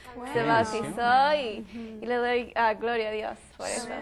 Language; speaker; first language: Spanish; native; Spanish